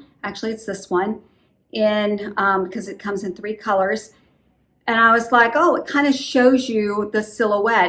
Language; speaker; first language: English; native; English